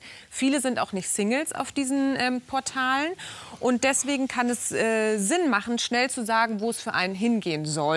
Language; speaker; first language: German; native; German